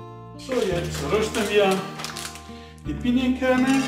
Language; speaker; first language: German; non-native, fluent; Italian